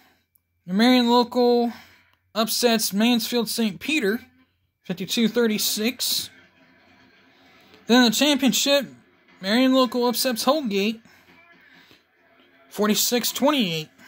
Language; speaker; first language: English; native; English